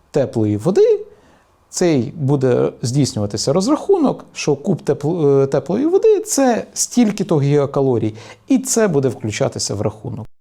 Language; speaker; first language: Ukrainian; native; Ukrainian